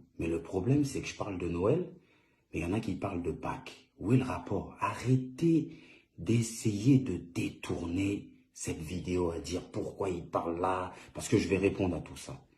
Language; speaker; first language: French; early bilingual, other home language; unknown